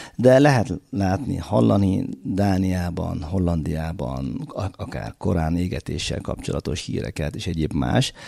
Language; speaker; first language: Hungarian; non-native, fluent; Turkish